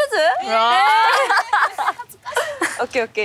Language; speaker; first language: Japanese; non-native, learner; Korean